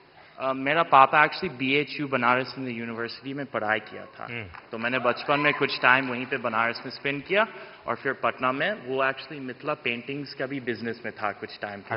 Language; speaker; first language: Hindi; non-native, fluent; English